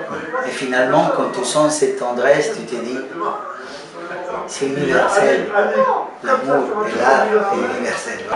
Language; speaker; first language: French; non-native, fluent; Spanish